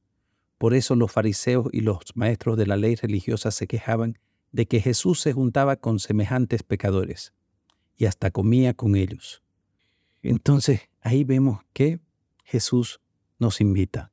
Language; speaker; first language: Spanish; native; Spanish